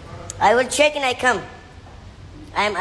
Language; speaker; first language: English; non-native, learner; Tajik